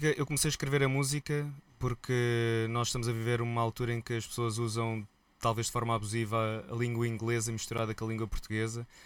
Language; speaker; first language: Portuguese; native; Portuguese